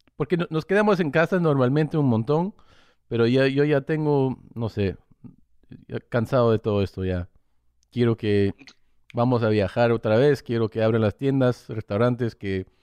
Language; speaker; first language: Spanish; early bilingual, heritage; English